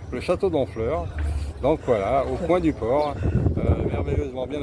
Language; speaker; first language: French; native; French